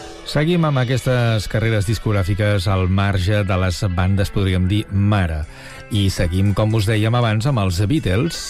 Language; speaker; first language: Catalan; native; Catalan